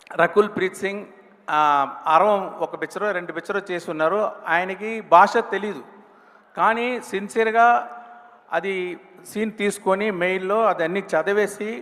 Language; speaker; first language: Telugu; non-native, fluent; Tamil